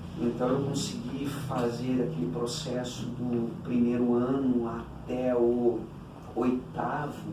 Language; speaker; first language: Portuguese; early bilingual, other home language; Cantonese